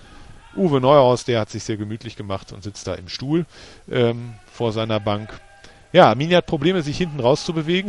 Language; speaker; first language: German; native; German